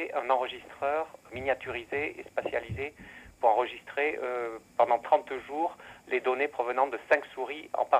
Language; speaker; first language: French; native; French